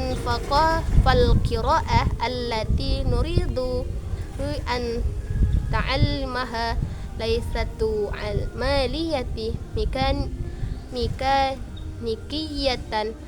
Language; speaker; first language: Arabic; non-native, learner; Indonesian